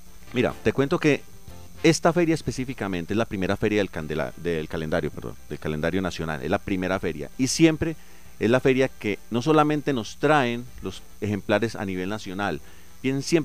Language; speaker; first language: Spanish; native; Spanish